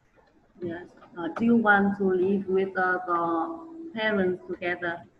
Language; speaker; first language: English; non-native, learner; Vietnamese